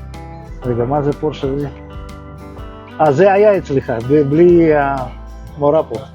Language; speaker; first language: Hebrew; non-native, fluent; Russian